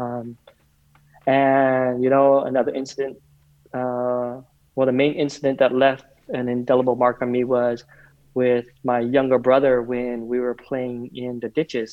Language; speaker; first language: English; native; English